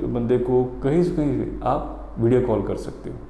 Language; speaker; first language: Hindi; native; Hindi